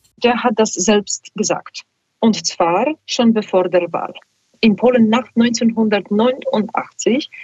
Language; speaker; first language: German; non-native, fluent; Polish